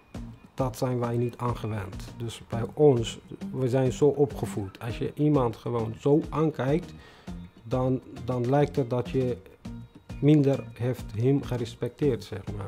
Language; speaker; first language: Dutch; non-native, fluent; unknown